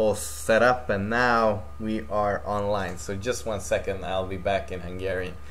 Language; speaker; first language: English; non-native, fluent; Hungarian